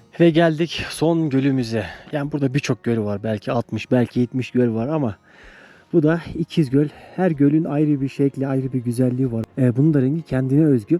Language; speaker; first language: Turkish; native; Turkish